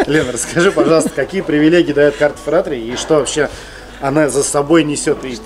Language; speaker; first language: Russian; native; Russian